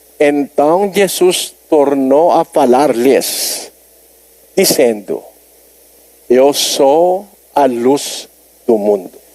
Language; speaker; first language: Portuguese; non-native, learner; Filipino